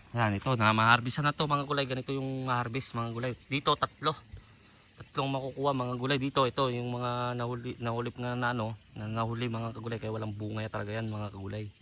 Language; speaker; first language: Filipino; native; Filipino